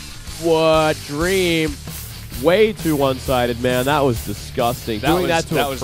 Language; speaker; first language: English; native; English